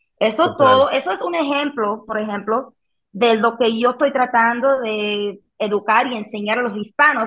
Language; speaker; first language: Spanish; early bilingual, heritage; Spanish